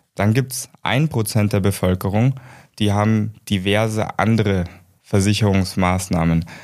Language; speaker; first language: German; native; German